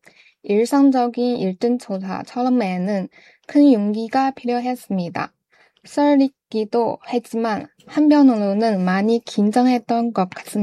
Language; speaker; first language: Korean; non-native, learner; Chinese